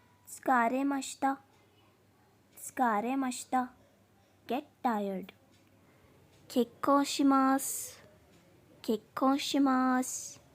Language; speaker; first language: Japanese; non-native, fluent; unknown